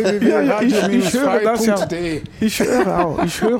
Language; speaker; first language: German; non-native, fluent; Lingala